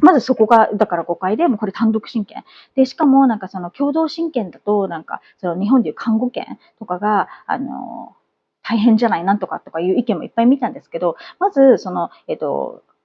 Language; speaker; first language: Japanese; native; Japanese